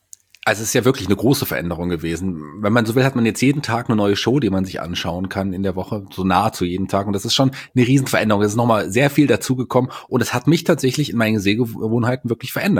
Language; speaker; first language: German; native; German